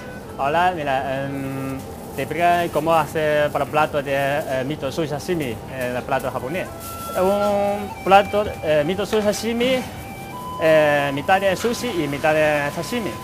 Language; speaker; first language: Spanish; non-native, learner; Chinese